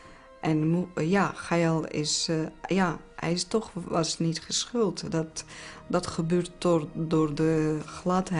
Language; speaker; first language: Dutch; non-native, learner; Azerbaijani